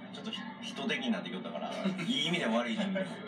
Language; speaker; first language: Japanese; native; Japanese